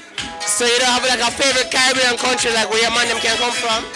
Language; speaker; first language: English; native; English